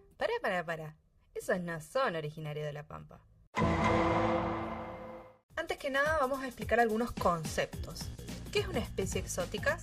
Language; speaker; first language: Spanish; native; Spanish